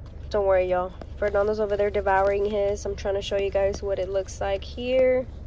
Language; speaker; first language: English; early bilingual, other home language; Spanish